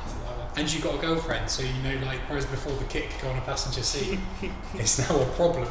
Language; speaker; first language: English; native; English